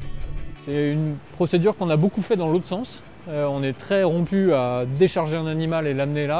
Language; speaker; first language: French; native; French